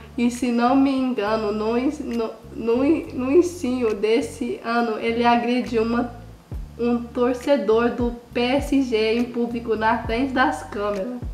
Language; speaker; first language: Portuguese; early bilingual, heritage; Portuguese